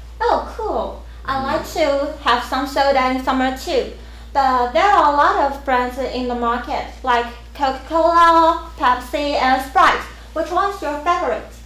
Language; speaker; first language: English; non-native, learner; Chinese